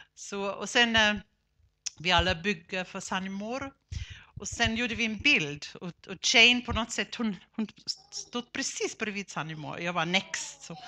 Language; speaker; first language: Swedish; non-native, fluent; German